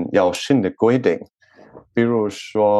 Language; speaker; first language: Chinese; non-native, learner; French